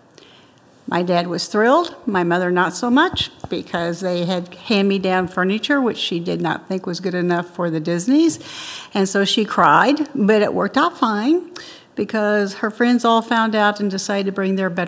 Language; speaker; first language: English; native; English